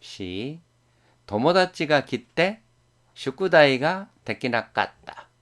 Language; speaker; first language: Japanese; non-native, fluent; Korean